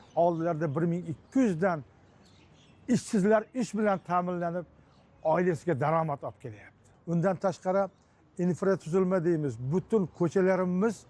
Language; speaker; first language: Uzbek; native; Uzbek